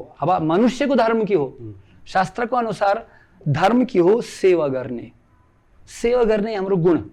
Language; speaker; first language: Nepali; non-native, fluent; Russian